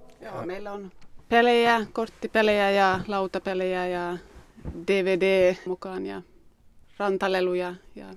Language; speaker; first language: Finnish; non-native, local second language; Swedish